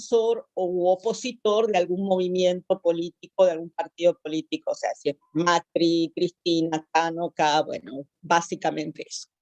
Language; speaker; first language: Spanish; native; Spanish